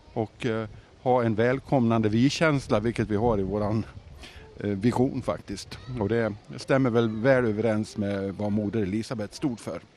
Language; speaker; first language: Swedish; native; Swedish